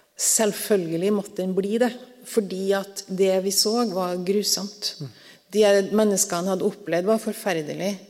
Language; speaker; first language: Norwegian; native; Norwegian